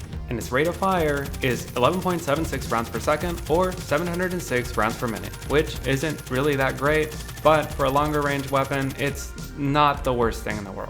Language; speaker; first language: English; native; English